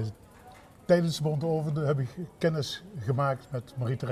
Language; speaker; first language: Dutch; native; Dutch